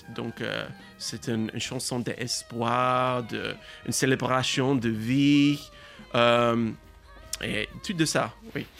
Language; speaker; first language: French; non-native, learner; English